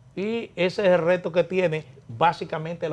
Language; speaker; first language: Spanish; native; Spanish